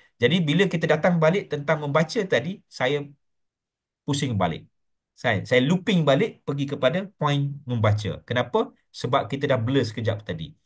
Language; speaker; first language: Malay; native; Malay